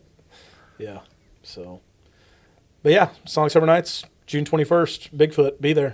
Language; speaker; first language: English; native; English